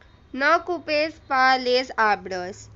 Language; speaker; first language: French; non-native, learner; Hindi